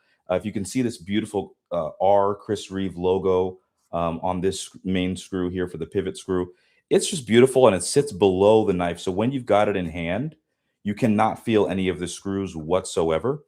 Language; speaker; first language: English; native; English